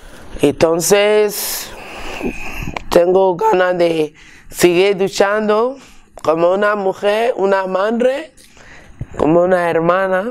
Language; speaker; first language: Spanish; non-native, learner; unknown